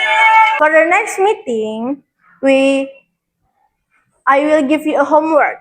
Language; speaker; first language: English; non-native, learner; Indonesian